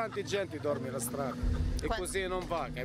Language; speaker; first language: Italian; non-native, learner; Arabic